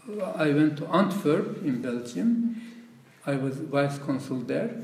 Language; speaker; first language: English; non-native, fluent; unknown